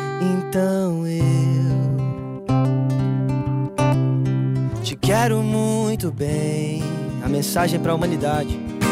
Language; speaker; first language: Portuguese; native; Portuguese